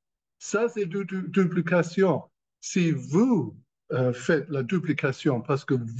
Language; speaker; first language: French; non-native, learner; English